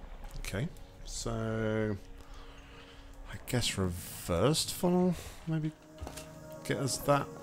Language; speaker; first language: English; native; English